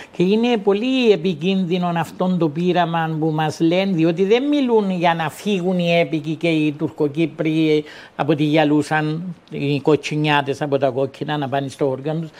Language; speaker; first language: Greek; native; Greek